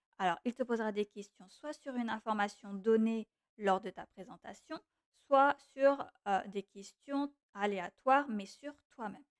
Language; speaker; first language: French; non-native, fluent; Portuguese